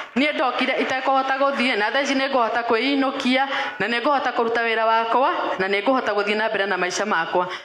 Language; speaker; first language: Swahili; non-native, local second language; Kikuyu